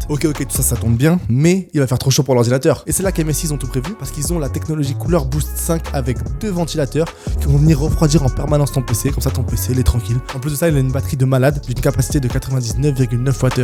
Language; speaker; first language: French; native; French